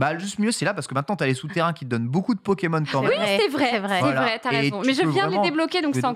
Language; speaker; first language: French; native; French